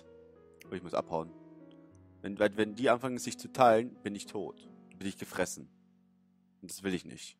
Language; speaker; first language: German; native; German